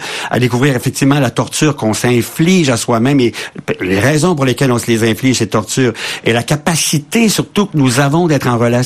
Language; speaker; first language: French; native; French